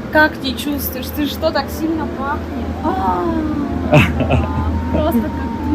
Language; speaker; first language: Russian; native; Russian